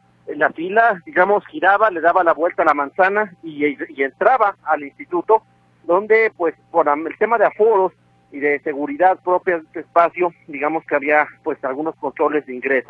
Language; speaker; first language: Spanish; native; Spanish